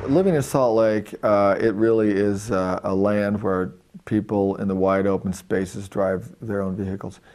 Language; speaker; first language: English; native; English